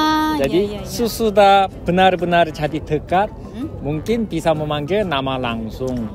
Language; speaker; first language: Indonesian; non-native, fluent; Korean